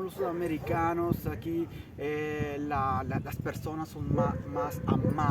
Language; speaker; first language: Spanish; early bilingual, heritage; Italian